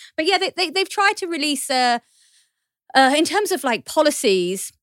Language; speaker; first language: English; native; English